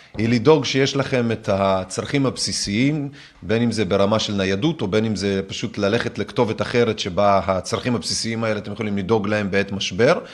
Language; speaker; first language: Hebrew; early bilingual, other home language; Russian